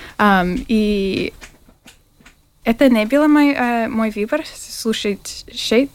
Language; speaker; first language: Russian; non-native, learner; English